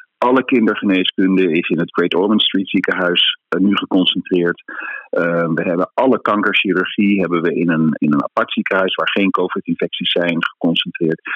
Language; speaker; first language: Dutch; native; Dutch